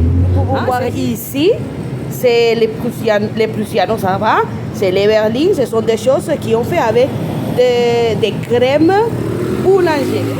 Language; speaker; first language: French; non-native, fluent; Spanish